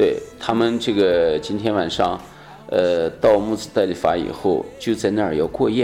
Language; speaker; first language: Chinese; native; Chinese